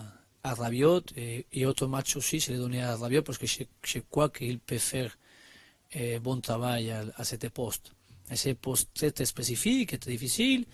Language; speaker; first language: French; non-native, learner; Spanish